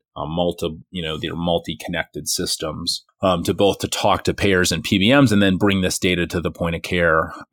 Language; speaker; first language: English; native; English